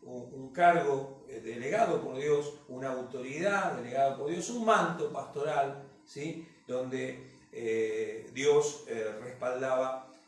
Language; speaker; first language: Spanish; native; Spanish